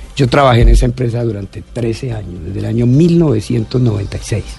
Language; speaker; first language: Spanish; native; Spanish